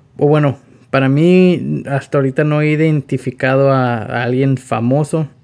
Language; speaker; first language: Spanish; native; Spanish